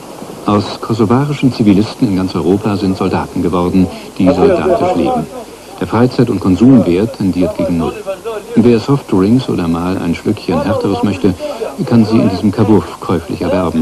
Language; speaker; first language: German; native; German